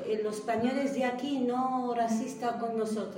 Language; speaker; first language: Spanish; non-native, learner; Arabic